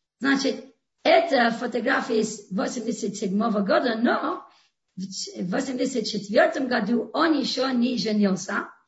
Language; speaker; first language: Russian; non-native, fluent; English